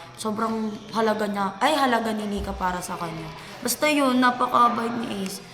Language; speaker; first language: Filipino; native; Filipino